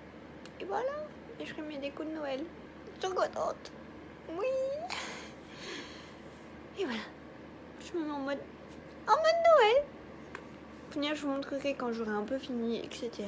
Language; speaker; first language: French; native; French